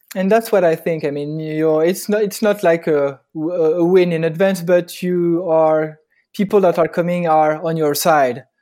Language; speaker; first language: English; non-native, fluent; French